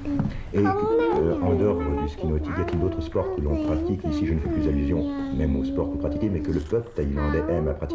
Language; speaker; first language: French; native; French